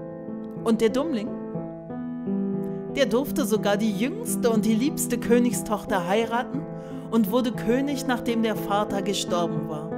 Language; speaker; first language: German; native; German